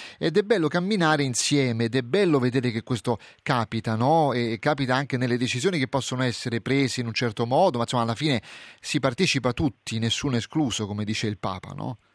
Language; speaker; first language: Italian; native; Italian